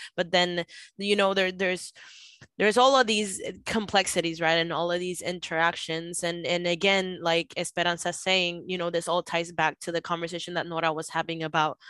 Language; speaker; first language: English; non-native, fluent; Spanish